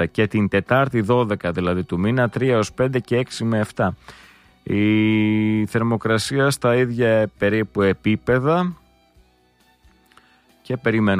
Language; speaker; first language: Greek; native; Greek